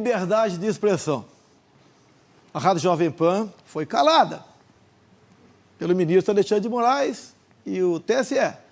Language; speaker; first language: Portuguese; native; Portuguese